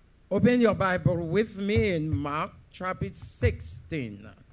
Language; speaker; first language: English; non-native, fluent; Haitian Creole